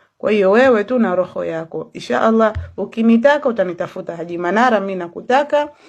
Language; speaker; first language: Swahili; native; Swahili